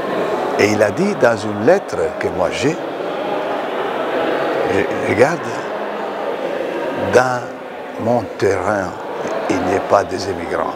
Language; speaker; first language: French; non-native, fluent; Italian